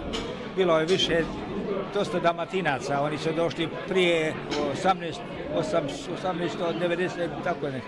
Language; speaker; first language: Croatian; early bilingual, heritage; Serbian